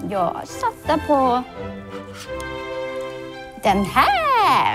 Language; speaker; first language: Swedish; non-native, learner; Thai